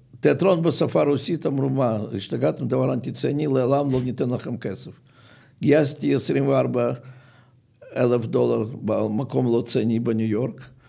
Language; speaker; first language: Hebrew; non-native, fluent; Russian